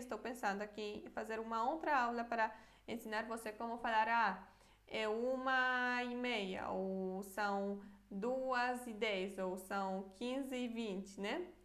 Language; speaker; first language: Portuguese; non-native, fluent; Polish